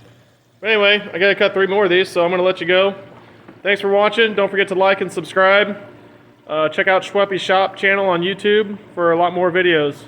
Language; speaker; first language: English; native; English